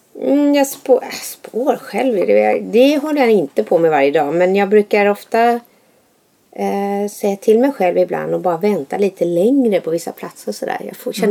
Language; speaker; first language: Swedish; native; Swedish